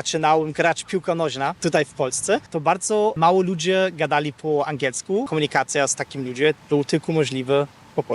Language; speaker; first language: Polish; non-native, learner; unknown